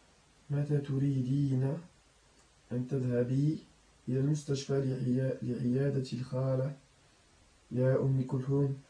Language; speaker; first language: Arabic; non-native, learner; French